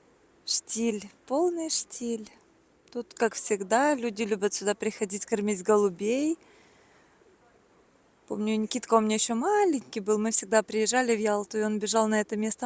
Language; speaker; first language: Russian; native; Russian